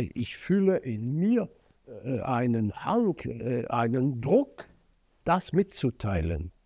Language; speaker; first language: German; non-native, fluent; French